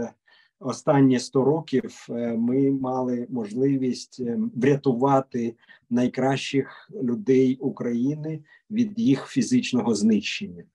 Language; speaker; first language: Ukrainian; native; Ukrainian